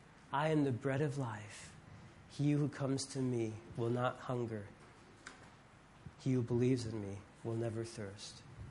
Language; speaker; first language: English; native; English